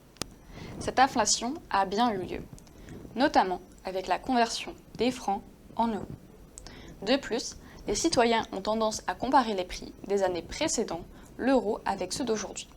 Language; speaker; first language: French; native; French